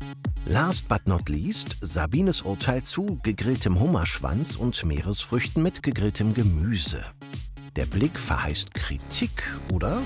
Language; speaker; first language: German; native; German